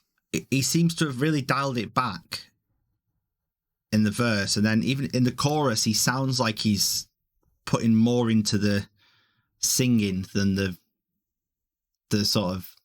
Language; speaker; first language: English; native; English